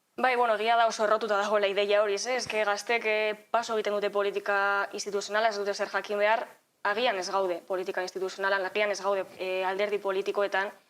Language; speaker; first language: Basque; native; Basque